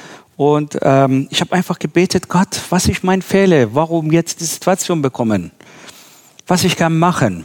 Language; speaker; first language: German; non-native, learner; Persian